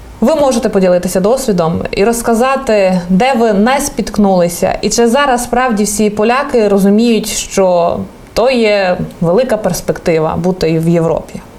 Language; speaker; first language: Ukrainian; native; Ukrainian